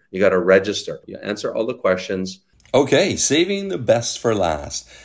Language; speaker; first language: English; native; English